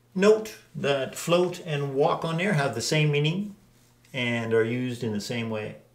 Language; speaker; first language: English; native; English